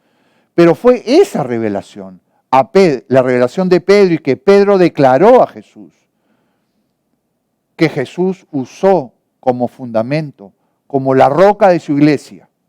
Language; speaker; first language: Spanish; native; Spanish